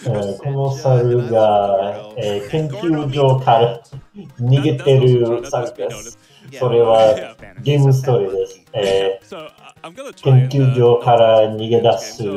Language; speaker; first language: Japanese; non-native, learner; English